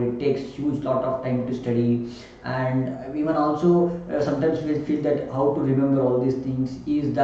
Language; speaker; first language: English; non-native, local second language; Kannada